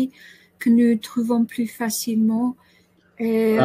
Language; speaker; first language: French; non-native, learner; English